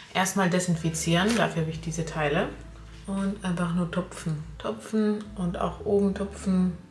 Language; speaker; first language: German; native; German